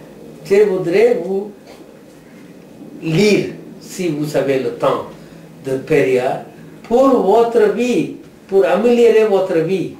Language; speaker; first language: French; non-native, learner; Tamil